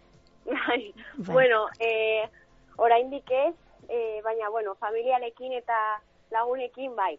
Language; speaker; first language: Basque; non-native, local second language; Spanish